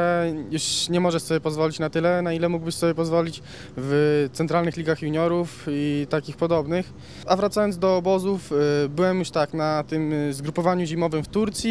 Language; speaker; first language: Polish; native; Polish